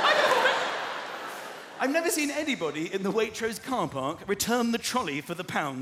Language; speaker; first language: English; native; English